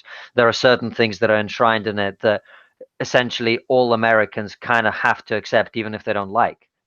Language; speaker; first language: English; non-native, fluent; Russian